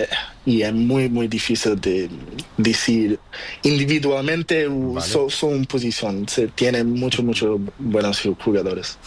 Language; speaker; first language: Spanish; non-native, learner; Portuguese